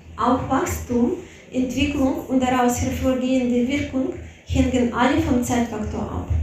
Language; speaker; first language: German; non-native, fluent; Russian